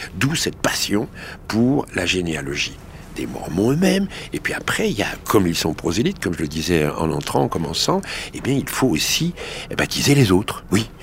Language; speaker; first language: French; native; French